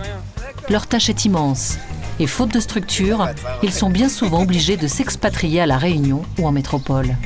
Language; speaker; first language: French; native; French